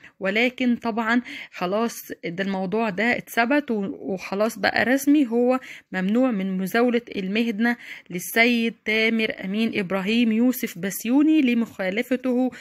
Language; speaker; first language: Arabic; native; Arabic